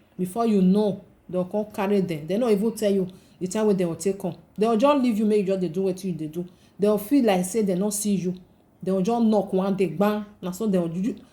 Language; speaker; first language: Nigerian Pidgin; native; Nigerian Pidgin